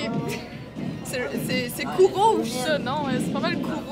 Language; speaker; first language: French; native; French